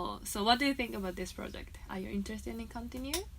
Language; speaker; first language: English; non-native, fluent; Japanese